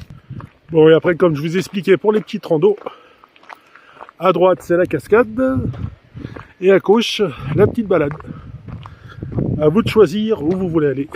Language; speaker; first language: French; native; French